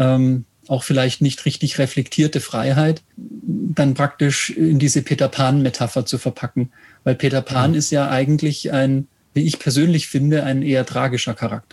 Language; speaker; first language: German; native; German